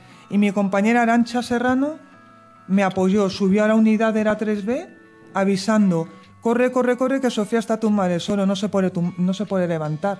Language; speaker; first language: Spanish; native; Spanish